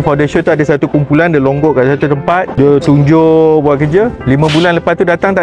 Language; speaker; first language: Malay; native; Malay